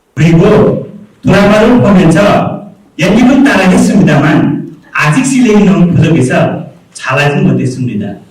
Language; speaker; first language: Korean; non-native, fluent; Nepali